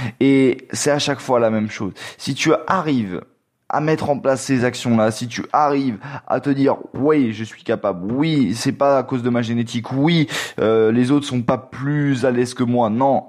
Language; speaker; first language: French; native; French